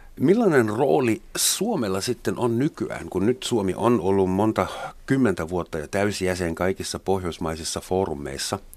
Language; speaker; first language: Finnish; non-native, fluent; German